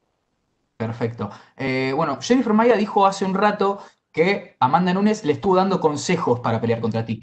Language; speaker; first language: Spanish; native; Spanish